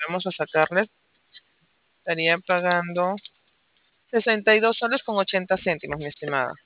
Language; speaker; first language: Spanish; native; Spanish